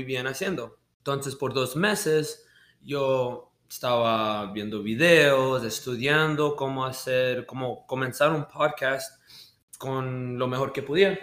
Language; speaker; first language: Spanish; early bilingual, heritage; Spanish